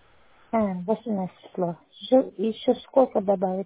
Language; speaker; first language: Russian; non-native, learner; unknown